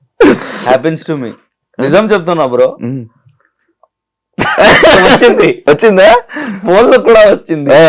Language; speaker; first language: Telugu; non-native, learner; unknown